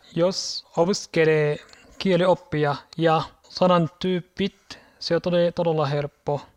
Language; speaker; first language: Finnish; non-native, learner; Arabic